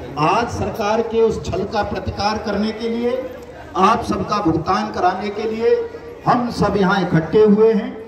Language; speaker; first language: Hindi; native; Hindi